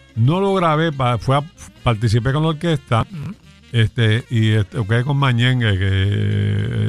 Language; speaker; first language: Spanish; native; Spanish